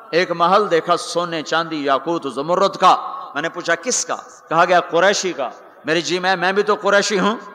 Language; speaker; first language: Urdu; non-native, local second language; Punjabi